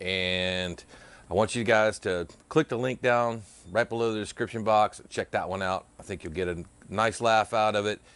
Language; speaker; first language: English; native; English